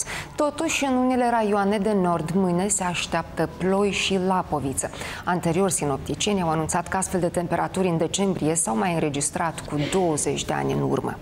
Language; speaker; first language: Romanian; native; Romanian